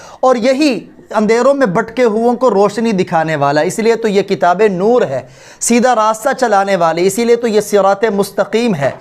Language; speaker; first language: Urdu; native; Urdu